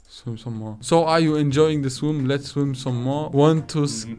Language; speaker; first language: English; non-native, learner; German